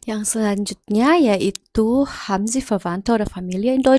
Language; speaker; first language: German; non-native, learner; Indonesian